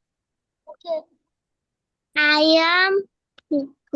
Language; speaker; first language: English; non-native, learner; Bangla